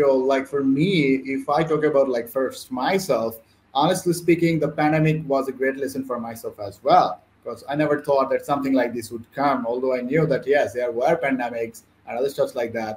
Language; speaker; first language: English; non-native, local second language; Bangla